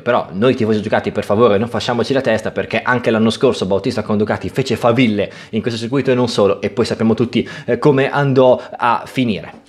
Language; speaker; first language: Italian; native; Italian